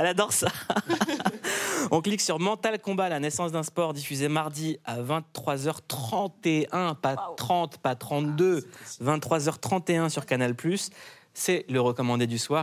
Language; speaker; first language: French; native; French